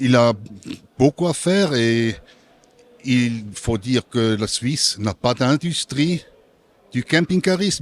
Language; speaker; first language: French; non-native, local second language; German